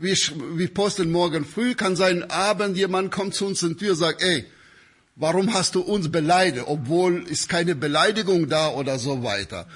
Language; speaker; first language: German; non-native, fluent; Albanian